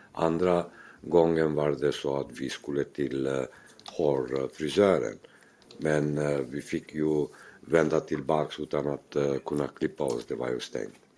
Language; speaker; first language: Swedish; non-native, fluent; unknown